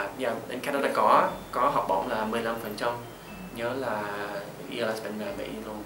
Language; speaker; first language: Vietnamese; non-native, fluent; English